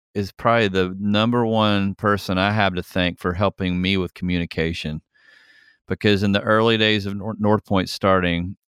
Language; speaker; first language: English; native; English